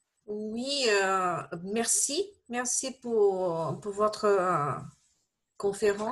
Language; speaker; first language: French; non-native, fluent; Portuguese